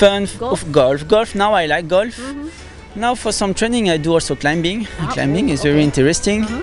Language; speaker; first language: English; non-native, fluent; French